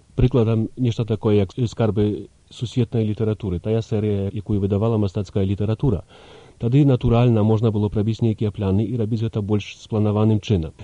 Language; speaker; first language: Belarusian; early bilingual, heritage; Belarusian